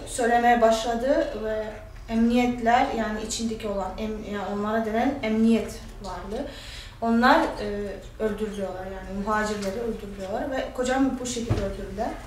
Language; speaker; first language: Turkish; non-native, fluent; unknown